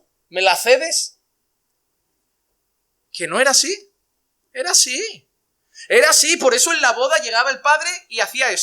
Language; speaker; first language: Spanish; native; Spanish